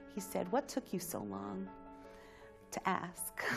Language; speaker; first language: English; native; English